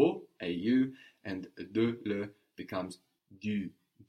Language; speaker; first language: French; non-native, fluent; English